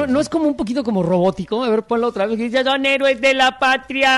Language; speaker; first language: Spanish; native; Spanish